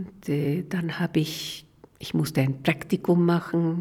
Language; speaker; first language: German; non-native, fluent; Spanish